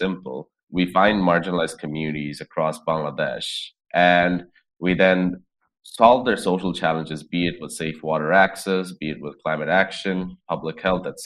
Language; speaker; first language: English; non-native, local second language; Bangla